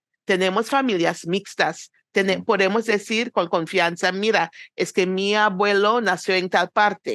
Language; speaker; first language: Spanish; non-native, fluent; English